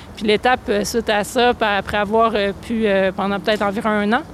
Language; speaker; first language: French; native; French